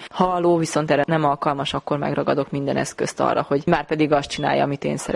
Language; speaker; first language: Hungarian; native; Hungarian